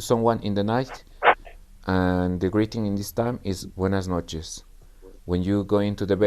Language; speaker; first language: English; non-native, learner; Spanish